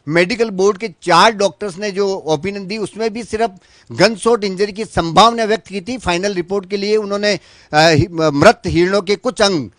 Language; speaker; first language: Hindi; native; Hindi